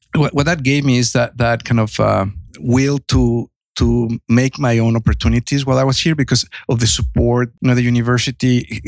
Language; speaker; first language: English; non-native, fluent; Spanish